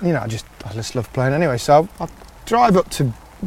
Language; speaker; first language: English; native; English